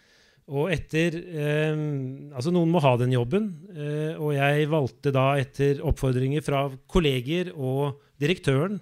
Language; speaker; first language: Norwegian; native; Norwegian